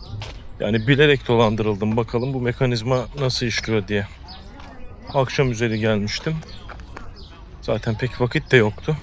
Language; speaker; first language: Turkish; native; Turkish